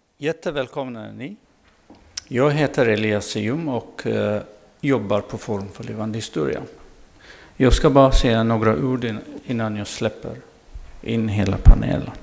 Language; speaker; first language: Swedish; non-native, fluent; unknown